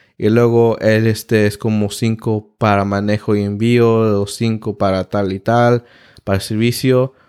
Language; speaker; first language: Spanish; early bilingual, heritage; Spanish